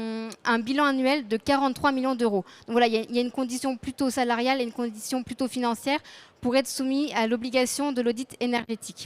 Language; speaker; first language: French; native; French